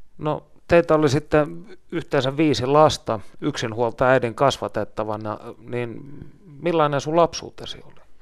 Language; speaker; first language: Finnish; native; Finnish